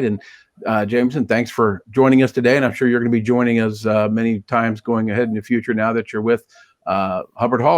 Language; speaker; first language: English; native; English